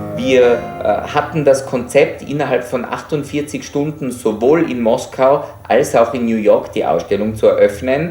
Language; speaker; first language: German; native; German